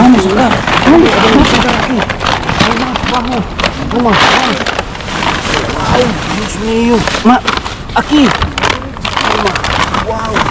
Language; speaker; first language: Spanish; non-native, learner; Filipino